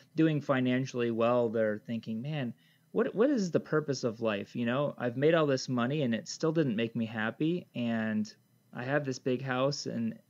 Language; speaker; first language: English; native; English